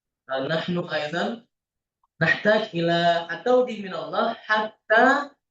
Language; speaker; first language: Arabic; non-native, fluent; Indonesian